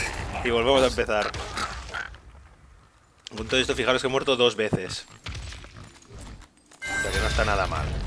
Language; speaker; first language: Spanish; native; Spanish